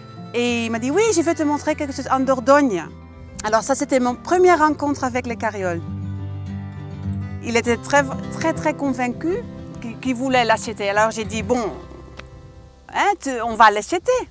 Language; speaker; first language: French; non-native, fluent; Dutch